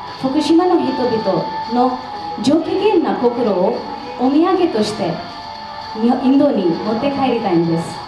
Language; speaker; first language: Japanese; non-native, fluent; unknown